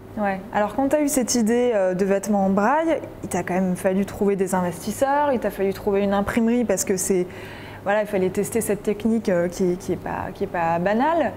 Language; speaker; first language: French; native; French